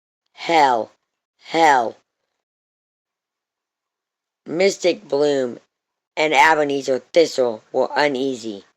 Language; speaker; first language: English; native; English